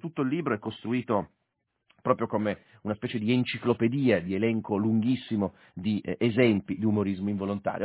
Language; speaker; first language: Italian; native; Italian